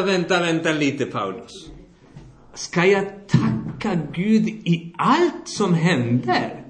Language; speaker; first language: Swedish; non-native, fluent; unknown